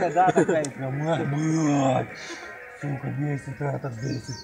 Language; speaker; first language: Russian; native; Russian